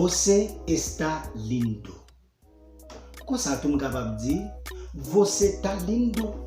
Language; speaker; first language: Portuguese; non-native, fluent; Haitian Creole